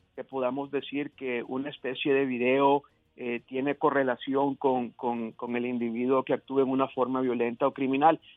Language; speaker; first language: Spanish; early bilingual, heritage; Spanish